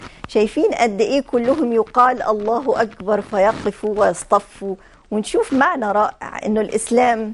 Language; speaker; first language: Arabic; native; Arabic